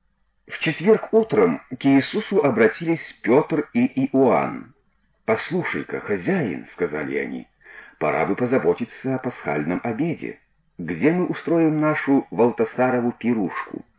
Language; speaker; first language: Russian; native; Russian